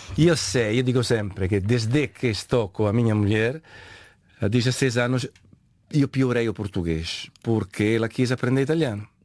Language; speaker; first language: Portuguese; non-native, fluent; Italian